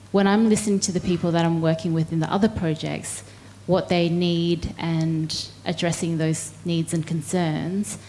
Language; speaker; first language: English; native; English